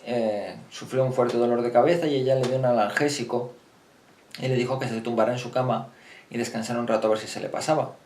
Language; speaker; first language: Spanish; native; Spanish